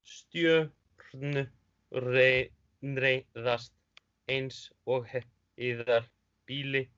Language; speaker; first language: Icelandic; native; Icelandic